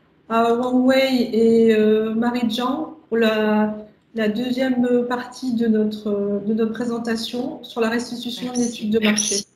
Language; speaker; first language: French; native; French